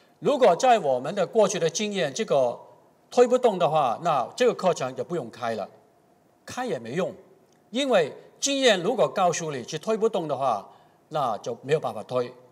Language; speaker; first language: Chinese; non-native, local second language; Cantonese